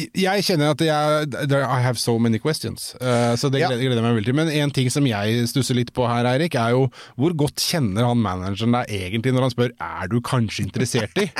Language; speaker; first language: Norwegian; native; Norwegian